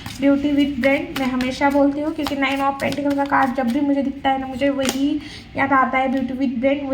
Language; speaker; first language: Hindi; non-native, local second language; Marathi